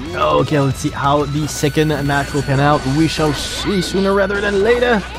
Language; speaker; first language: English; non-native, fluent; French